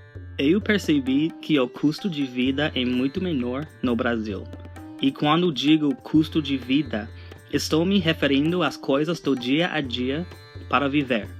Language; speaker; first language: Portuguese; non-native, fluent; English